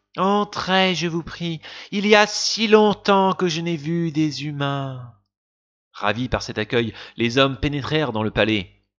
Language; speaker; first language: French; native; French